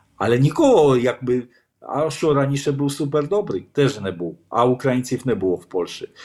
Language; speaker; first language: Ukrainian; non-native, fluent; Polish